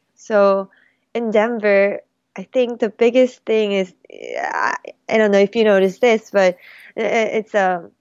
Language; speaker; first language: English; early bilingual, other home language; Korean